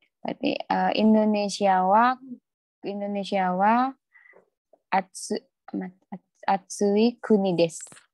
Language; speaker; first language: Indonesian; native; Indonesian